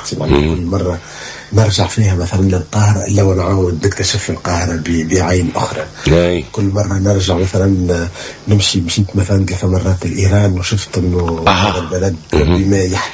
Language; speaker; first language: Arabic; native; Arabic